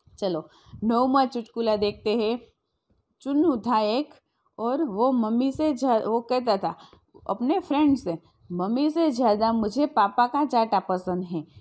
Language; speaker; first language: Hindi; non-native, local second language; Gujarati